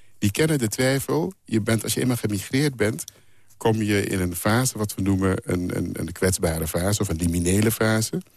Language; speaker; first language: Dutch; non-native, local second language; Papiamento